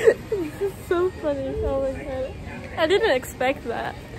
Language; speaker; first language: English; non-native, fluent; Japanese